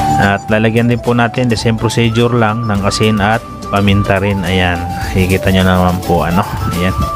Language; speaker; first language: Filipino; non-native, local second language; Cebuano